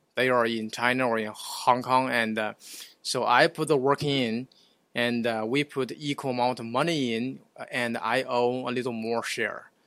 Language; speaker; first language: English; non-native, fluent; Chinese